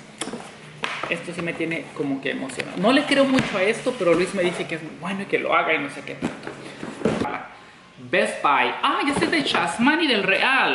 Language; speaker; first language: Spanish; native; Spanish